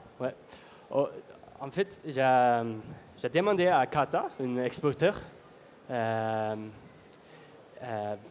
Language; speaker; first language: French; non-native, fluent; Norwegian